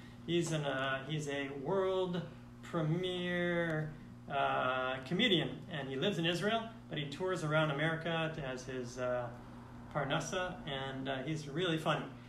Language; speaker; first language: English; native; English